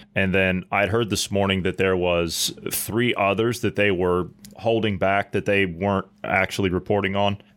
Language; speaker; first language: English; native; English